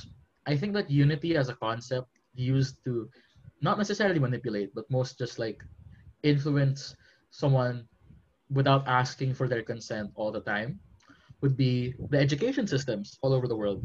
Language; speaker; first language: English; non-native, local second language; Filipino